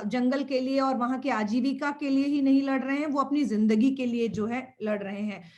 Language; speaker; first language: Hindi; non-native, local second language; Bangla